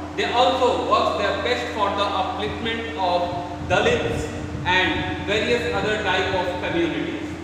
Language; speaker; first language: English; non-native, local second language; Hindi